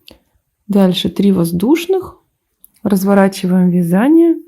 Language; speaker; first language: Russian; native; Russian